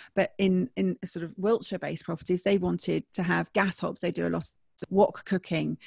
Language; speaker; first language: English; native; English